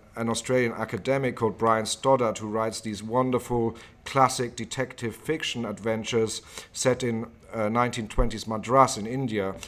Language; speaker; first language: English; non-native, fluent; German